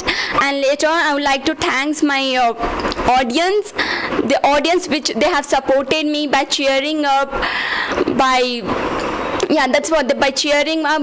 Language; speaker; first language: English; non-native, local second language; Kannada